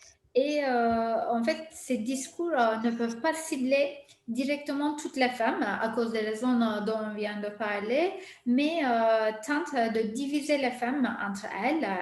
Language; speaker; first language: French; non-native, fluent; Turkish